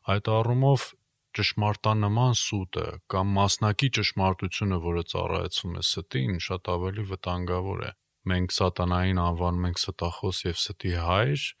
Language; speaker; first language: Armenian; native; Armenian